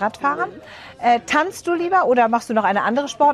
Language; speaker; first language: German; native; German